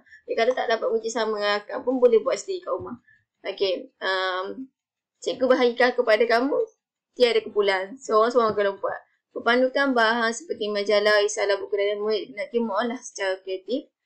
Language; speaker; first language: Malay; native; Malay